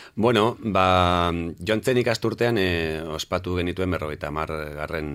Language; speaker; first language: Basque; non-native, local second language; Spanish